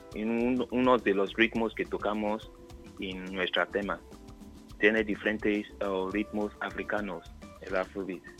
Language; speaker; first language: Spanish; non-native, learner; Yoruba